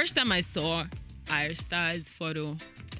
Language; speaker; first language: English; non-native, local second language; Yoruba